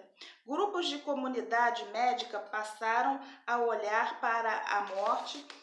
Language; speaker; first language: Portuguese; native; Portuguese